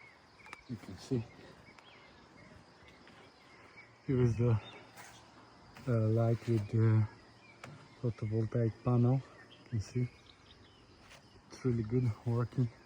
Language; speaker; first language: English; non-native, learner; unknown